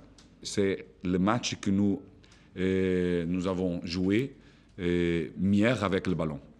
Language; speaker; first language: French; non-native, fluent; Portuguese